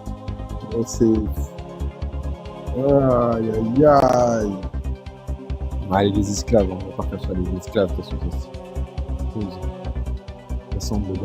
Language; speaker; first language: French; native; French